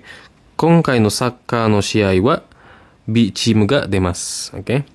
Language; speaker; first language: Japanese; non-native, learner; Indonesian